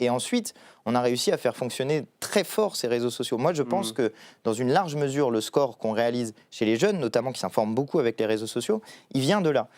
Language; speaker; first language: French; native; French